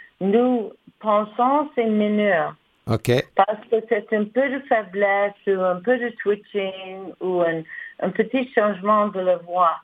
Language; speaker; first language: French; non-native, learner; English